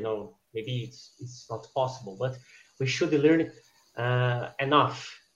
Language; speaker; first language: English; non-native, fluent; Portuguese